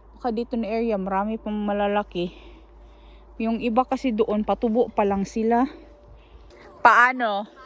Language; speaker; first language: Filipino; non-native, local second language; Cebuano